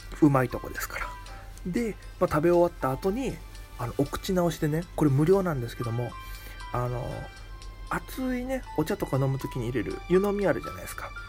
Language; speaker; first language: Japanese; native; Japanese